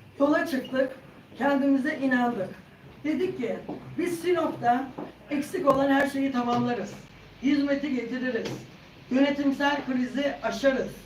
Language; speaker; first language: Turkish; native; Turkish